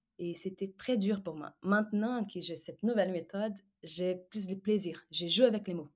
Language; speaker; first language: French; non-native, fluent; Portuguese